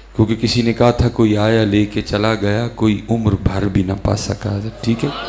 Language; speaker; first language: Urdu; non-native, local second language; Punjabi